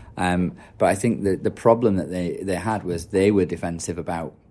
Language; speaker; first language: English; native; English